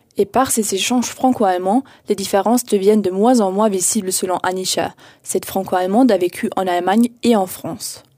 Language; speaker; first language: French; native; French